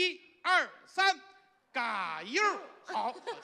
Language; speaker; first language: Chinese; native; Chinese